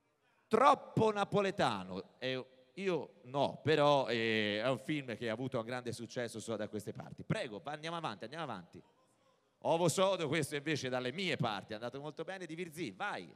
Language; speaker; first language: Italian; native; Italian